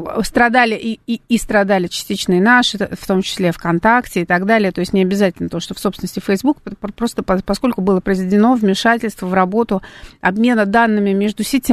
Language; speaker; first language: Russian; native; Russian